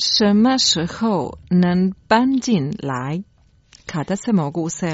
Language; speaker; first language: Chinese; non-native, learner; Croatian